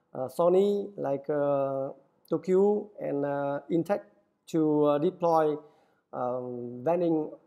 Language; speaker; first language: English; non-native, fluent; Vietnamese